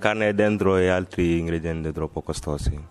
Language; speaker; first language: Italian; non-native, learner; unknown